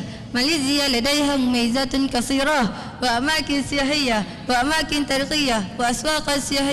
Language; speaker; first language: Arabic; non-native, learner; Malay